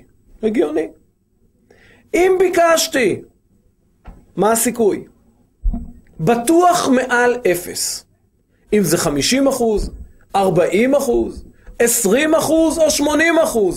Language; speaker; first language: Hebrew; native; Hebrew